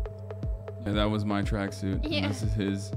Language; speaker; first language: English; native; English